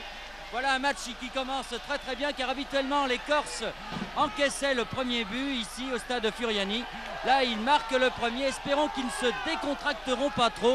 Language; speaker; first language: French; native; French